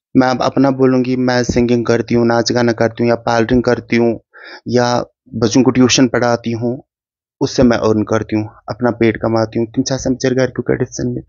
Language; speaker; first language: Hindi; non-native, local second language; Kashmiri